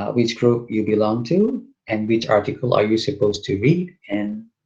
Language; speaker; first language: English; non-native, local second language; Malay